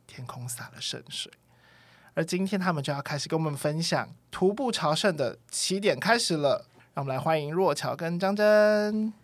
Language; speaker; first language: Chinese; native; Chinese